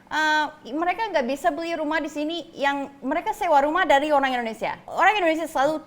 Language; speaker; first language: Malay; non-native, fluent; English